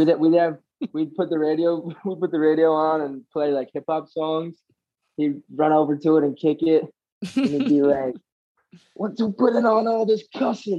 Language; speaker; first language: English; native; English